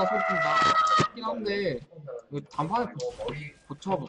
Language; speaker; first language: Korean; native; Korean